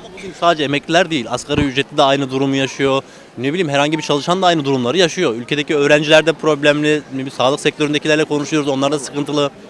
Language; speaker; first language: Turkish; native; Turkish